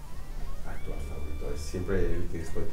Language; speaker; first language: Spanish; non-native, fluent; French